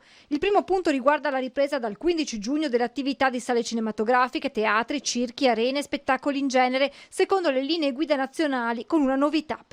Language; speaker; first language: Italian; native; Italian